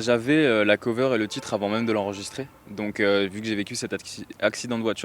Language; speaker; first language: French; native; French